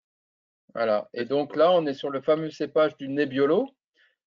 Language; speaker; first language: French; native; French